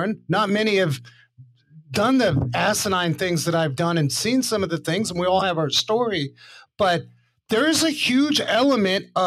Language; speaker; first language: English; native; English